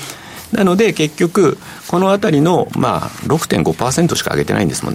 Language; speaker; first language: Japanese; native; Japanese